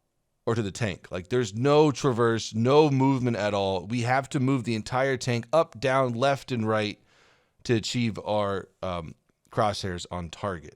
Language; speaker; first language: English; native; English